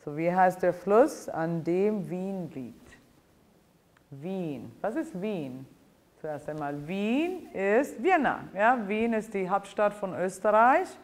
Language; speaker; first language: German; non-native, fluent; English